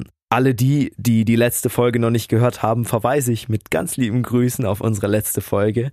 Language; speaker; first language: German; native; German